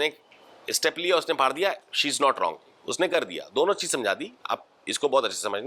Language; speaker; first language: Hindi; native; Hindi